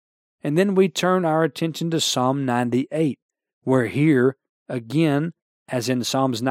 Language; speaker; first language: English; native; English